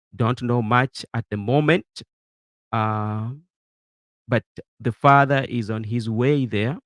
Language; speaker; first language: English; non-native, local second language; Swahili